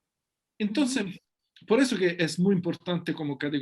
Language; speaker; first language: Spanish; non-native, fluent; Italian